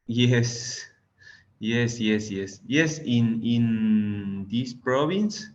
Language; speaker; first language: English; non-native, learner; Spanish